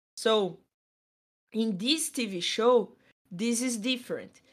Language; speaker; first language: English; non-native, fluent; Portuguese